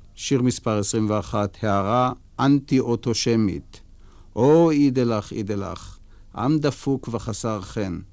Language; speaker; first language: Hebrew; native; Hebrew